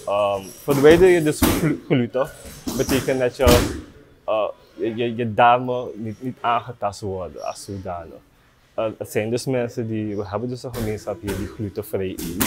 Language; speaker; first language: Dutch; native; Dutch